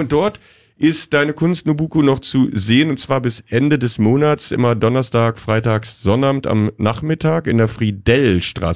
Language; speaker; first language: German; native; German